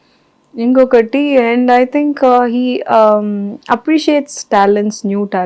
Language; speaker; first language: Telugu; non-native, learner; Tamil